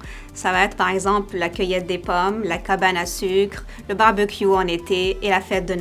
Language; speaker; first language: French; native; French